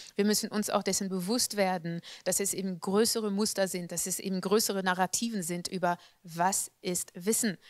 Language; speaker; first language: German; non-native, fluent; French